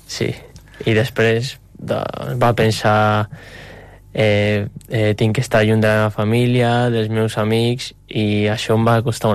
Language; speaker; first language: Catalan; non-native, local second language; Spanish